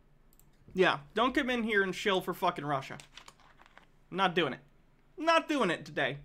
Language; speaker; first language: English; native; English